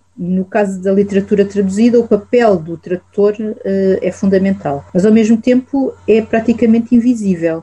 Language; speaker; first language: Portuguese; native; Portuguese